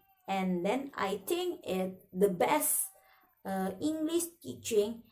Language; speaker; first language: English; non-native, learner; Indonesian